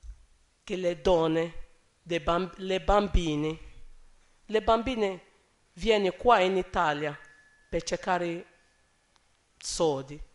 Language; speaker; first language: Italian; non-native, learner; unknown